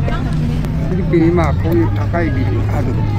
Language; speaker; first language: Japanese; native; Japanese